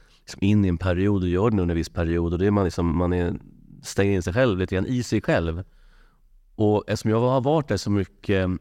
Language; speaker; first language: Swedish; native; Swedish